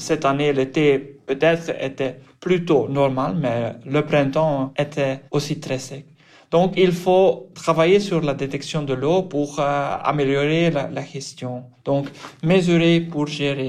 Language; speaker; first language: French; non-native, local second language; Dutch